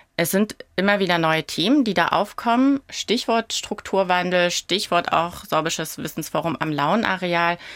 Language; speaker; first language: German; non-native, local second language; Upper Sorbian